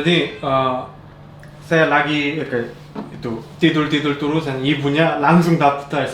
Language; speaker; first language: Indonesian; non-native, learner; Korean